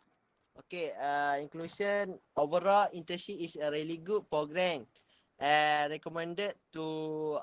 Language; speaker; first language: English; non-native, local second language; Malay